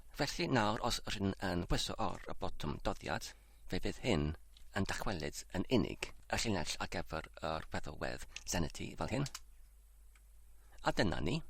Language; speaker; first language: Welsh; non-native, learner; English